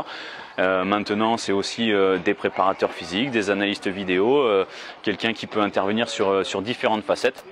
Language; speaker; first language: French; native; French